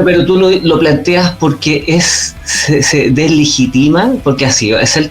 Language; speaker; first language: Spanish; native; Spanish